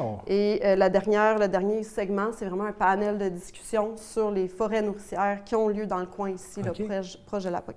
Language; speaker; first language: French; native; French